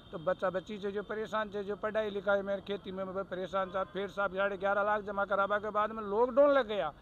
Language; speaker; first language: Hindi; native; Hindi